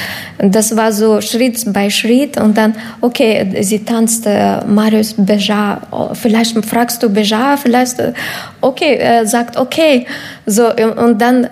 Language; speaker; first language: German; non-native, learner; Ukrainian